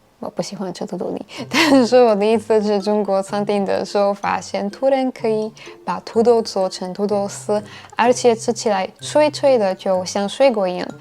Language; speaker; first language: Chinese; non-native, fluent; Russian